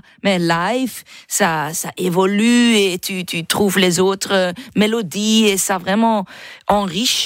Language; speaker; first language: French; non-native, local second language; Dutch